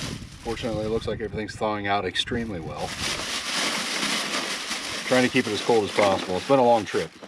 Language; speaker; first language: English; native; English